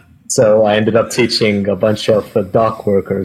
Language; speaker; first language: English; non-native, fluent; Danish